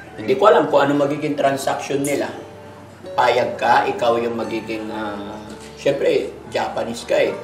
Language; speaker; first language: Filipino; native; Filipino